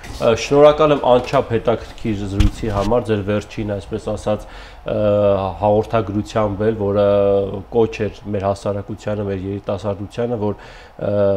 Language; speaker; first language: Armenian; native; Armenian